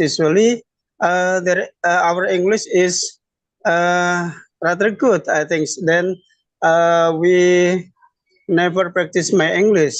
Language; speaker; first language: English; non-native, learner; Indonesian